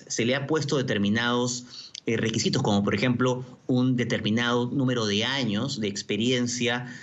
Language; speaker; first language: Spanish; native; Spanish